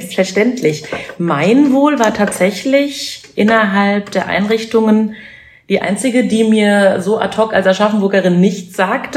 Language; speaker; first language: German; native; German